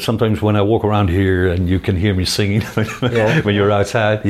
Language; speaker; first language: English; non-native, fluent; Dutch